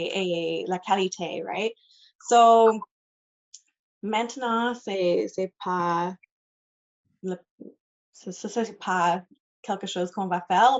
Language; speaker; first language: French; non-native, local second language; English